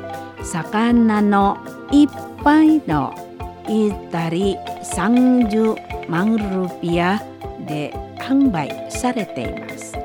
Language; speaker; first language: Japanese; non-native, learner; Indonesian